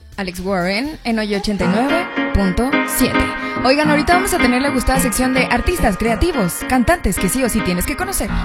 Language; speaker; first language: Spanish; native; Spanish